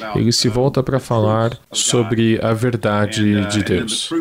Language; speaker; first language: Portuguese; non-native, fluent; English